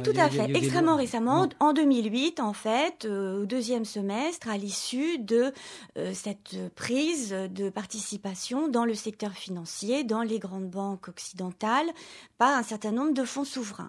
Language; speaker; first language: French; native; French